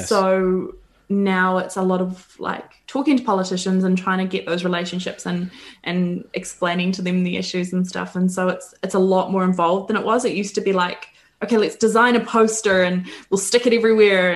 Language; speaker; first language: English; native; English